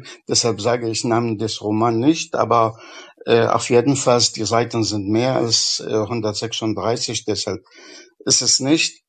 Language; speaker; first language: German; non-native, fluent; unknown